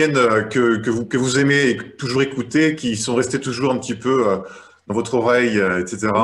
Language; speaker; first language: French; native; French